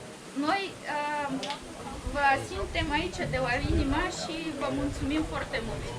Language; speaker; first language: Romanian; non-native, learner; Bulgarian